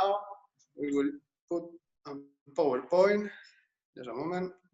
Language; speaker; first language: English; non-native, learner; Spanish